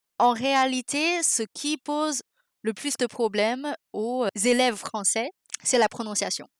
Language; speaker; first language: French; non-native, fluent; Chinese